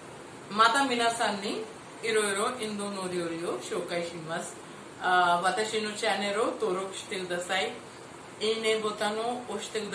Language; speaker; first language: Japanese; non-native, fluent; Hindi